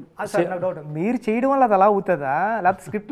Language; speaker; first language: Telugu; native; Telugu